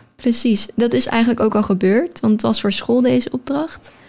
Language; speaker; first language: Dutch; native; Dutch